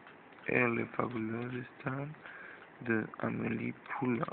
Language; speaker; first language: French; non-native, learner; Spanish